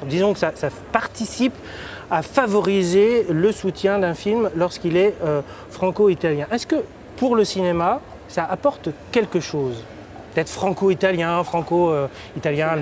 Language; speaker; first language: French; native; French